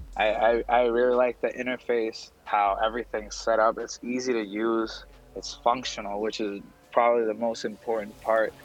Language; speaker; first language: English; non-native, fluent; Spanish